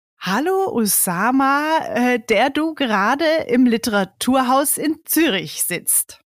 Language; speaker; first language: German; native; German